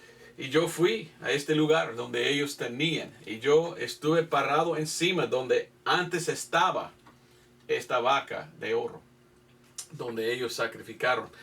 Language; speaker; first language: Spanish; non-native, fluent; English